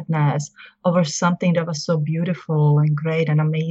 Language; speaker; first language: English; non-native, fluent; Czech